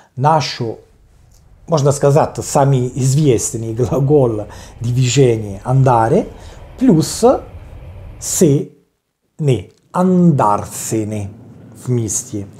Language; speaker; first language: Russian; non-native, learner; Italian